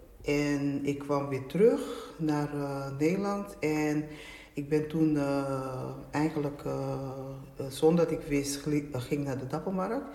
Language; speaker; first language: Dutch; native; Dutch